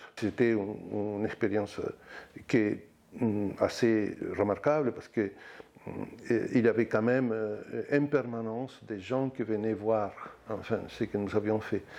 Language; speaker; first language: French; non-native, fluent; Spanish